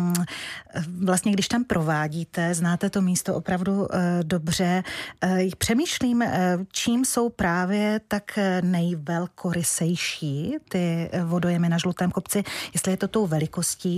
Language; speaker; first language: Czech; native; Czech